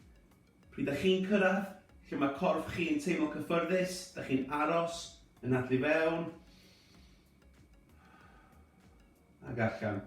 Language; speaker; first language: Welsh; native; Welsh